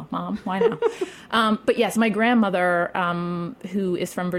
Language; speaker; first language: English; native; English